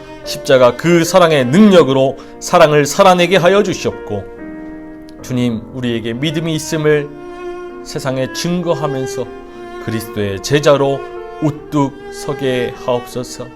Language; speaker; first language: Korean; native; Korean